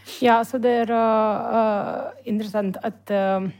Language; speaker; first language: Norwegian; non-native, learner; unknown